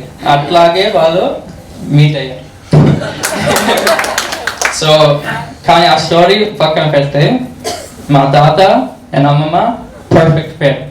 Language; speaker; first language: Telugu; early bilingual, heritage; Telugu